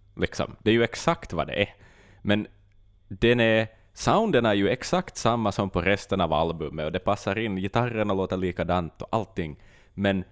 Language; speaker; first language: Swedish; native; Swedish